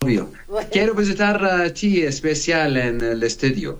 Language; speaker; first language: Spanish; non-native, learner; Arabic